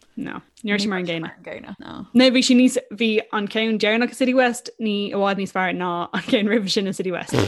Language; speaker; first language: Irish; non-native, local second language; English